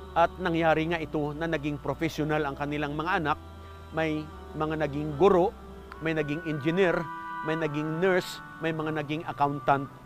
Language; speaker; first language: Filipino; non-native, local second language; Hiligaynon